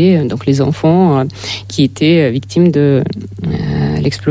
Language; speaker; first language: French; non-native, fluent; Russian